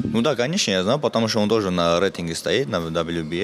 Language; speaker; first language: Russian; non-native, fluent; Armenian